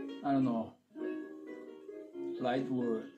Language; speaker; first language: English; non-native, learner; Thai